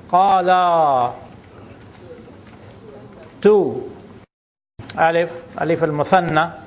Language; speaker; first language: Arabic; non-native, fluent; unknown